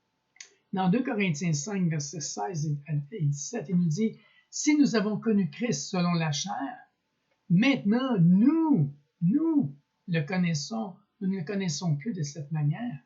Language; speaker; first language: French; native; French